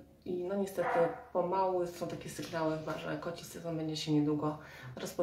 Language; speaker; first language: Polish; native; Polish